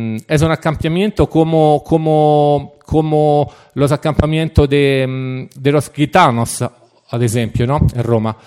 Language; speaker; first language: Spanish; non-native, fluent; Italian